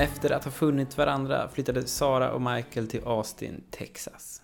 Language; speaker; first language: Swedish; native; Swedish